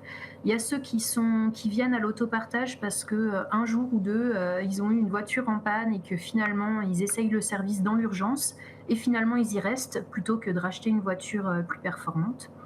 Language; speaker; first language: French; native; French